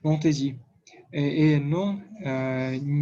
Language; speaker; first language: French; non-native, learner; Russian